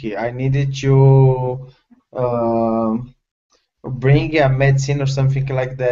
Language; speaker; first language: English; non-native, learner; Spanish